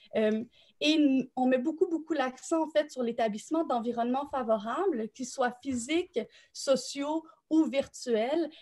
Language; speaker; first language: French; native; French